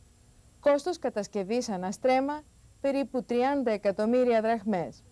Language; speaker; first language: Greek; native; Greek